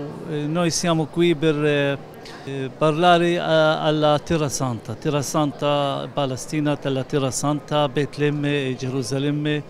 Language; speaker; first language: Italian; non-native, learner; Arabic